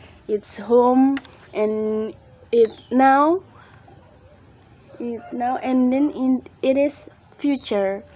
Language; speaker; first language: English; non-native, learner; Indonesian